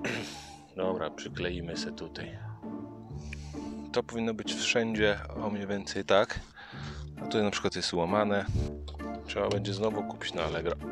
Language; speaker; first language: Polish; native; Polish